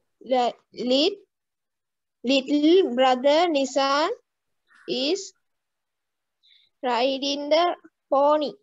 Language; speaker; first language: English; non-native, learner; Sinhala